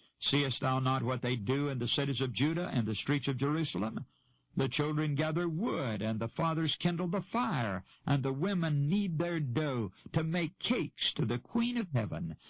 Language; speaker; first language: English; native; English